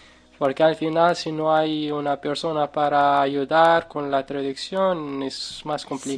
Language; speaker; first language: Spanish; non-native, learner; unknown